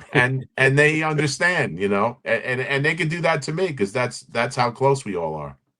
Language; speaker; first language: English; native; English